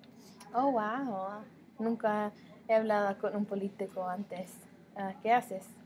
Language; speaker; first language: Spanish; non-native, learner; English